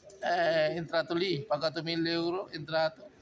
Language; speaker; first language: Italian; non-native, learner; Sinhala